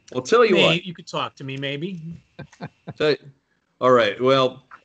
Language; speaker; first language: English; native; English